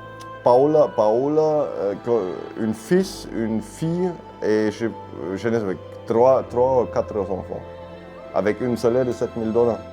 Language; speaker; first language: French; non-native, fluent; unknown